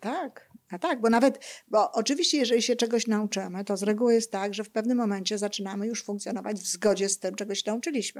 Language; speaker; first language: Polish; native; Polish